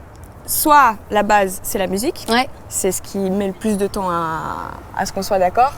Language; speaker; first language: French; native; French